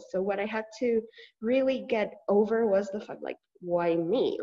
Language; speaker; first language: English; non-native, fluent; Spanish